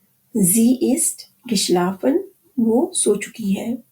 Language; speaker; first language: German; non-native, fluent; Urdu